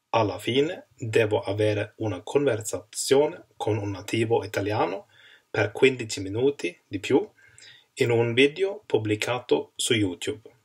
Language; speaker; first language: Italian; non-native, learner; Swedish